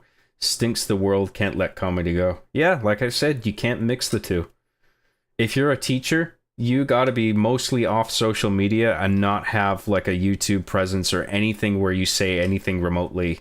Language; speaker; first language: English; native; English